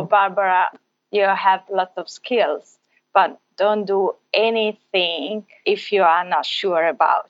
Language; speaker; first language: English; non-native, fluent; Italian